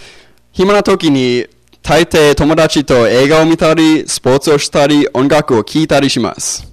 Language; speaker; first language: Japanese; non-native, learner; English